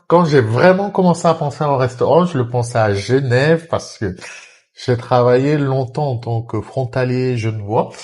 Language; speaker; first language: French; early bilingual, other home language; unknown